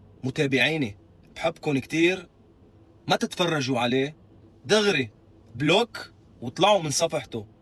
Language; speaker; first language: Arabic; native; Arabic